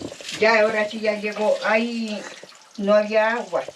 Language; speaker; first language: Spanish; native; Spanish